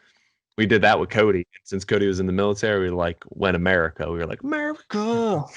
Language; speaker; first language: English; native; English